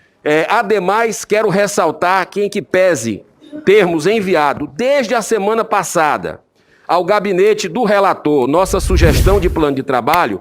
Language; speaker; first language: Portuguese; native; Portuguese